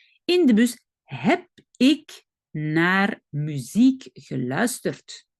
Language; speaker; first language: Dutch; non-native, fluent; French